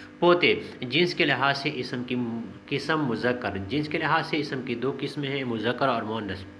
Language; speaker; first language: Urdu; non-native, local second language; Pashto